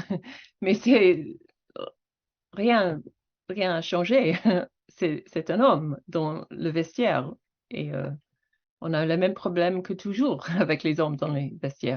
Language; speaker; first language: French; non-native, fluent; English